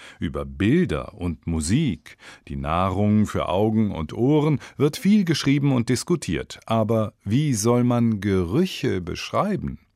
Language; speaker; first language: German; native; German